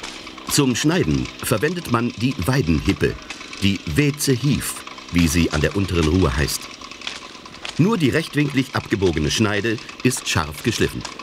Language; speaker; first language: German; native; German